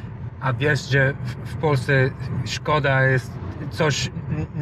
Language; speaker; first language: Polish; non-native, learner; English